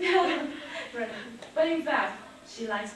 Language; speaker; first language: English; non-native, learner; Chinese